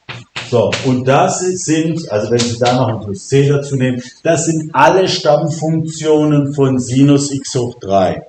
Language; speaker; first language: German; native; German